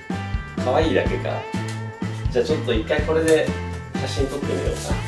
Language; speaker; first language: Japanese; native; Japanese